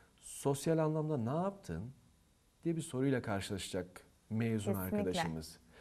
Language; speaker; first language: Turkish; non-native, local second language; Kurdish